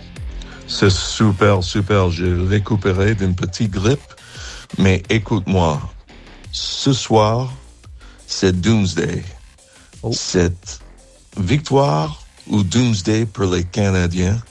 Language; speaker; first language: French; non-native, fluent; English